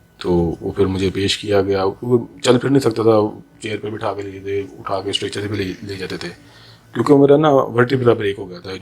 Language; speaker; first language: Urdu; non-native, local second language; Punjabi